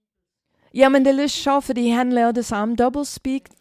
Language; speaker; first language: Danish; non-native, fluent; English